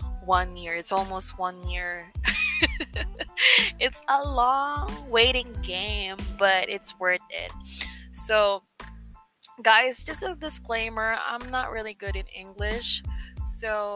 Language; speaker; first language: English; non-native, local second language; Filipino